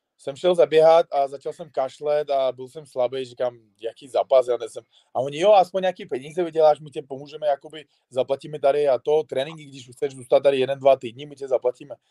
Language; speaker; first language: Czech; non-native, fluent; Uzbek